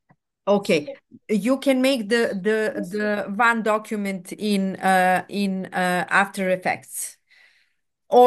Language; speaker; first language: English; non-native, fluent; Serbian